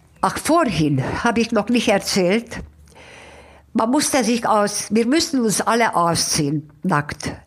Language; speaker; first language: German; non-native, fluent; Hungarian